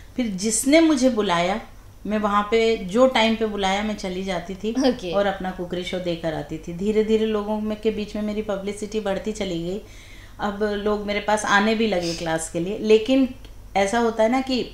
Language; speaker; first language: Hindi; native; Hindi